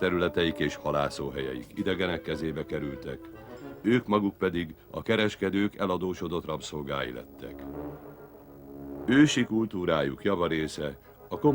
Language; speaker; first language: Hungarian; native; Hungarian